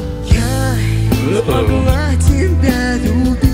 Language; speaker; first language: Russian; native; Russian